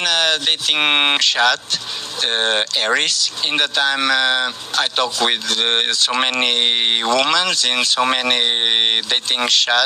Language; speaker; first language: English; non-native, learner; Portuguese